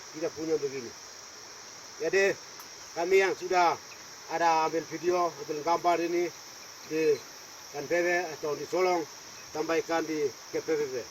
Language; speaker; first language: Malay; non-native, local second language; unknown